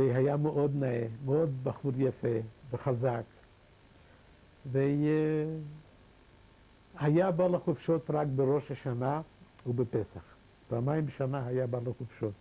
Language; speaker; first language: Hebrew; non-native, fluent; Yiddish